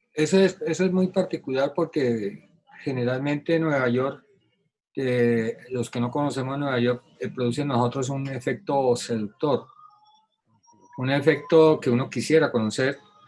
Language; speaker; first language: Spanish; native; Spanish